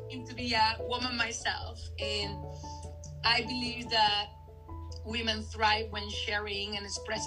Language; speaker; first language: English; non-native, fluent; Spanish